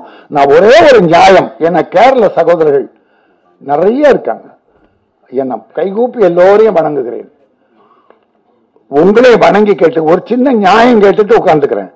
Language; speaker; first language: Tamil; native; Tamil